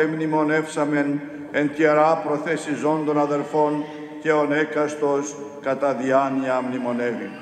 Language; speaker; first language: Greek; native; Greek